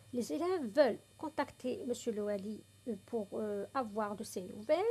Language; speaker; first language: French; non-native, local second language; Arabic